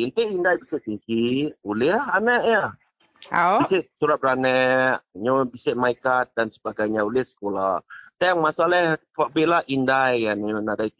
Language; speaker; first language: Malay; non-native, local second language; Iban